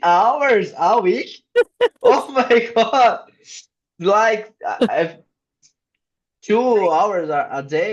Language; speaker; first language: English; non-native, learner; Portuguese